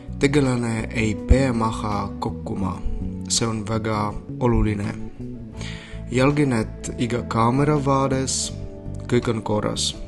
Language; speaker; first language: Estonian; non-native, learner; Belarusian